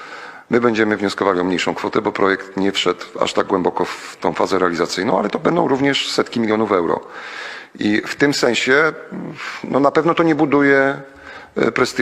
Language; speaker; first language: Polish; native; Polish